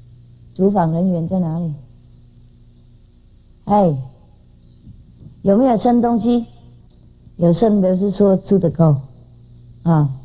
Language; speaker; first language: Chinese; non-native, fluent; Vietnamese